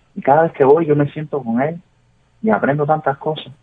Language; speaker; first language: Spanish; native; Spanish